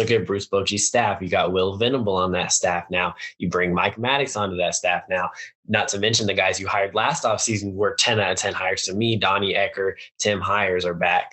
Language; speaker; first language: English; native; English